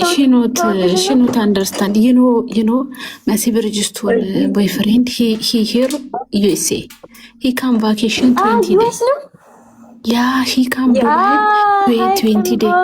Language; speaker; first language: English; non-native, learner; Amharic